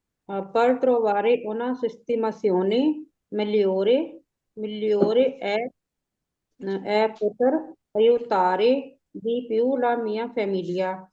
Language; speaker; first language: Italian; non-native, learner; Urdu